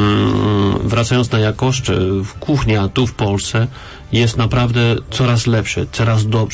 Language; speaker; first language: Polish; non-native, learner; French